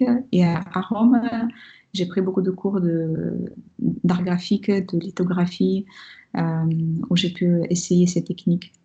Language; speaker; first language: French; non-native, fluent; Russian